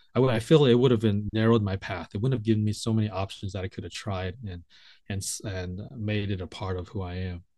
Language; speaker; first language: English; native; English